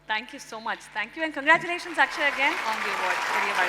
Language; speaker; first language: Tamil; native; Tamil